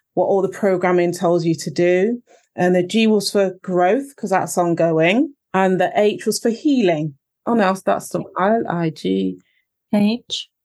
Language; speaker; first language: English; native; English